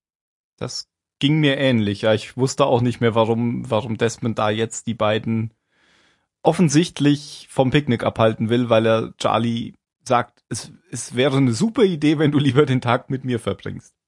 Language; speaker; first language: German; native; German